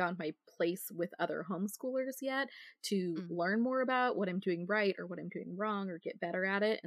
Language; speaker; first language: English; native; English